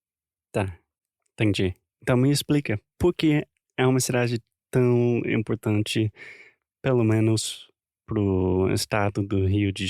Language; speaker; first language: Portuguese; non-native, fluent; English